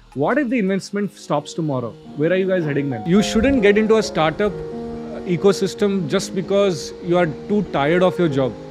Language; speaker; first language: English; non-native, local second language; Hindi